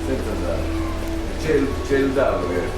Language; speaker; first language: Italian; native; Italian